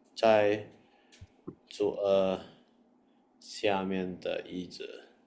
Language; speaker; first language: Chinese; non-native, learner; Indonesian